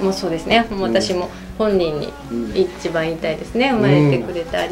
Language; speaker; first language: Japanese; native; Japanese